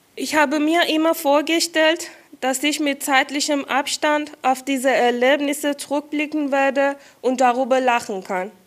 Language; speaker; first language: German; non-native, fluent; Persian